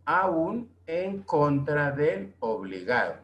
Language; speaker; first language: Spanish; native; Spanish